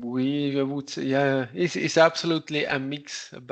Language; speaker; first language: English; non-native, learner; Italian